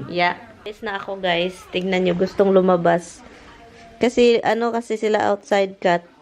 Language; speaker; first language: Filipino; non-native, local second language; Cebuano